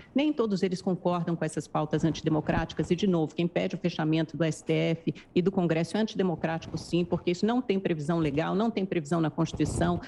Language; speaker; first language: Portuguese; native; Portuguese